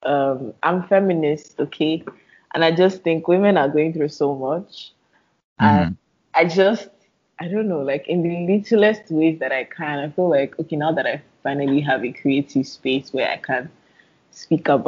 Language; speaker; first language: English; non-native, local second language; Yoruba